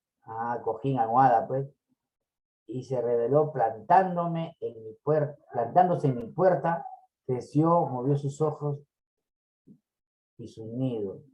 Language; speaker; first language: Spanish; native; Spanish